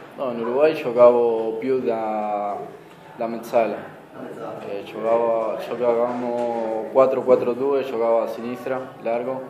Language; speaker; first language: Italian; non-native, fluent; Spanish